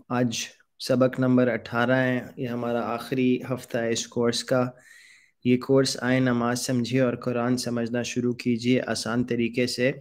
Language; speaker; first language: Urdu; native; Urdu